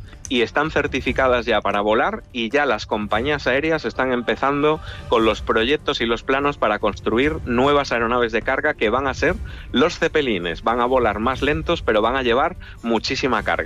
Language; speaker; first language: Spanish; native; Spanish